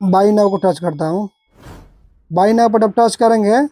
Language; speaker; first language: Hindi; native; Hindi